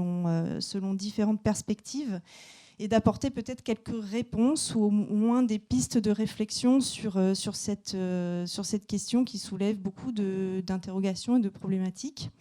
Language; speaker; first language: French; native; French